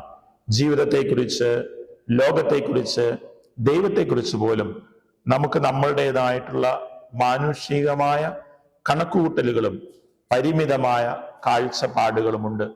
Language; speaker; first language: Malayalam; native; Malayalam